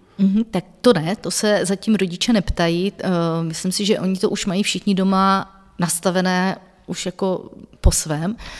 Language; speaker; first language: Czech; native; Czech